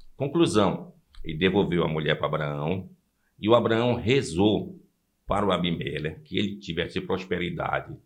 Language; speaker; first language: Portuguese; native; Portuguese